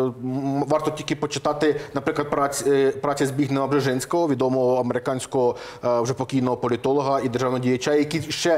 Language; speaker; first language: Ukrainian; native; Ukrainian